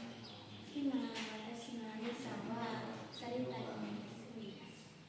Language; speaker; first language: Japanese; non-native, learner; Indonesian